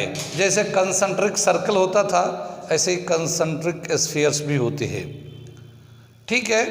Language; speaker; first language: Hindi; native; Hindi